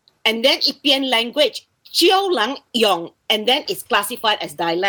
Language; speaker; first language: English; non-native, local second language; Min Nan Chinese